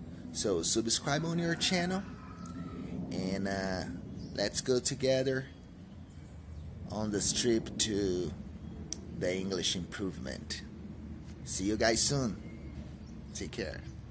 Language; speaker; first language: English; non-native, fluent; Portuguese